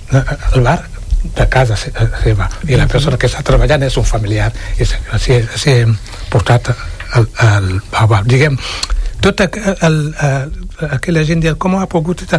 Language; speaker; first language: Catalan; non-native, fluent; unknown